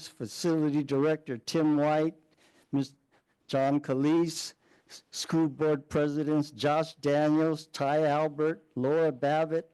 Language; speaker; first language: English; native; English